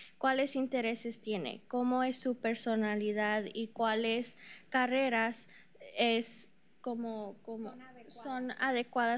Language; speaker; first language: Spanish; early bilingual, heritage; Spanish